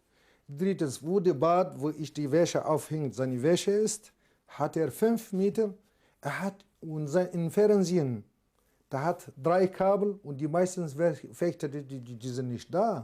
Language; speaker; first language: German; non-native, learner; Arabic